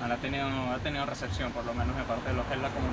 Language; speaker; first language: Spanish; native; Spanish